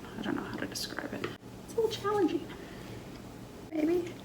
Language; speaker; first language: English; native; English